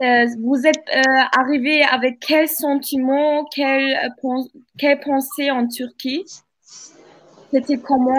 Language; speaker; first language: French; non-native, fluent; Turkish